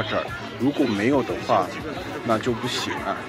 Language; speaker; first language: Chinese; non-native, learner; English